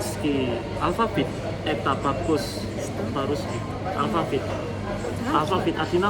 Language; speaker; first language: Russian; non-native, learner; Indonesian